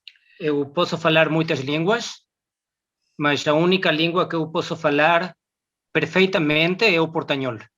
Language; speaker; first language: Portuguese; non-native, learner; Spanish